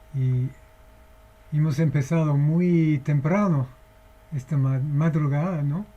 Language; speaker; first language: Spanish; non-native, fluent; English